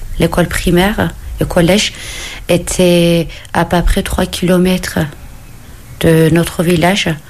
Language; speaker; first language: French; non-native, fluent; Kurdish